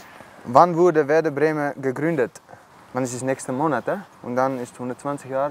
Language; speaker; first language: German; non-native, learner; Dutch